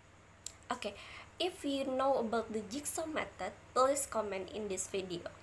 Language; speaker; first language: English; non-native, learner; Indonesian